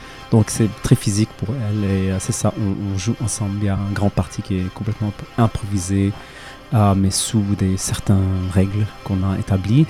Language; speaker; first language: French; non-native, local second language; Arabic